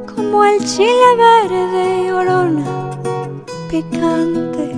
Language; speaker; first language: German; non-native, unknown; Spanish